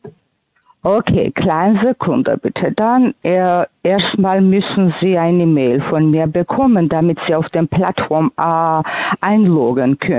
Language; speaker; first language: German; non-native, fluent; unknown